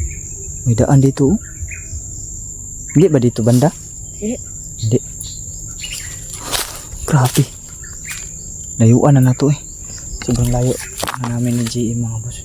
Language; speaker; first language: Filipino; non-native, local second language; Cebuano